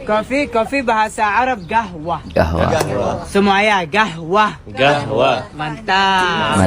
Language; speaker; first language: Indonesian; non-native, learner; Arabic